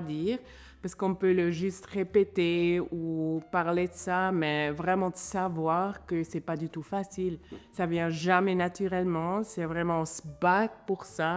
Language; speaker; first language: French; non-native, fluent; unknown